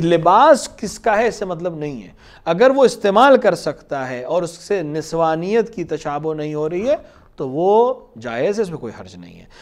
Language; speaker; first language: Urdu; native; Urdu